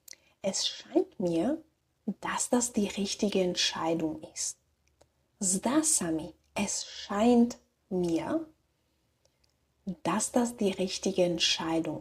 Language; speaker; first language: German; non-native, fluent; Slovak